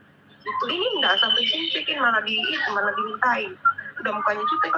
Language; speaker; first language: Indonesian; native; Indonesian